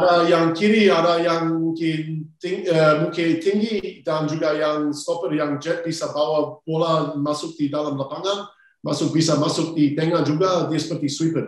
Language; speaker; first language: Indonesian; non-native, fluent; English